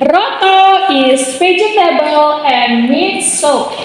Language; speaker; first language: English; non-native, learner; Indonesian